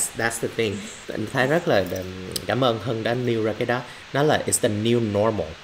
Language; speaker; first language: Vietnamese; early bilingual, other home language; English